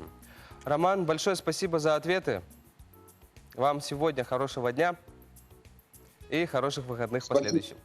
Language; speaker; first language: Russian; native; Russian